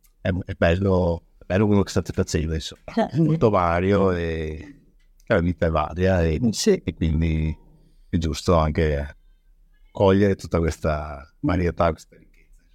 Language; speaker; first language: Italian; native; Italian